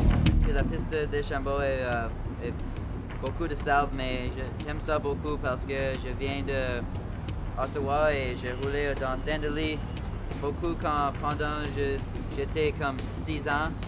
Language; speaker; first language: French; non-native, local second language; English